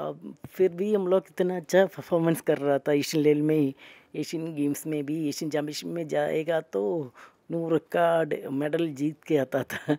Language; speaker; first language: Hindi; non-native, local second language; Malayalam